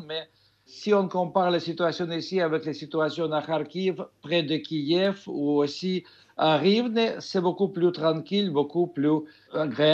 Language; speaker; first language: French; non-native, fluent; Russian